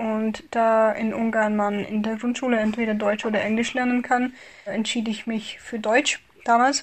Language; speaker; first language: German; non-native, fluent; Hungarian